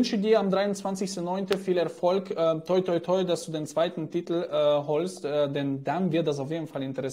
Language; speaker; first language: German; native; German